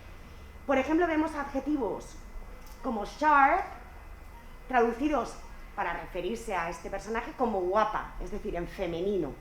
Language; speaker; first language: Spanish; native; Spanish